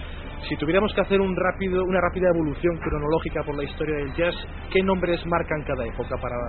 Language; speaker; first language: Spanish; native; Spanish